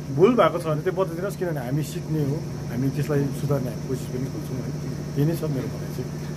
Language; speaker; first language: Nepali; native; Nepali